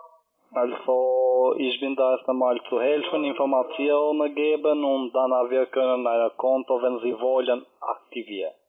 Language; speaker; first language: German; non-native, learner; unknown